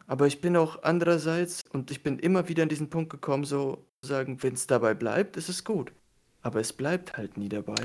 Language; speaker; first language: German; early bilingual, other home language; Russian